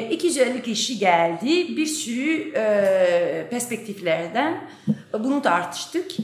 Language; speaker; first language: Turkish; non-native, fluent; Italian